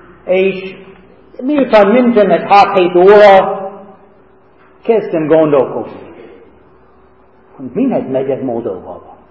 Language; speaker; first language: Hungarian; non-native, fluent; English